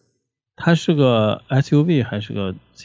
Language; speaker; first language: Chinese; native; Chinese